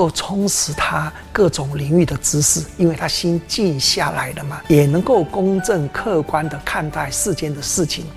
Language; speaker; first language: Chinese; native; Chinese